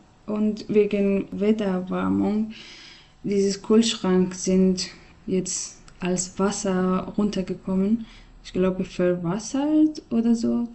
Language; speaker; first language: German; non-native, learner; Persian